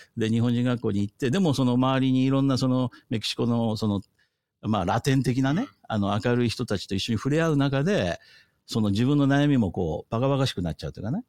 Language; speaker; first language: Japanese; native; Japanese